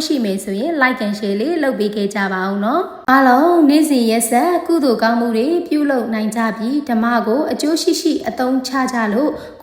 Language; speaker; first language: Burmese; native; Burmese